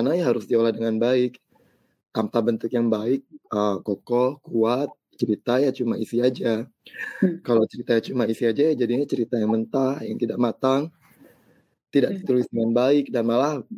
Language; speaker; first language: Indonesian; native; Indonesian